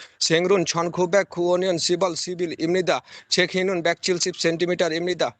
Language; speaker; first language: Korean; non-native, learner; Bangla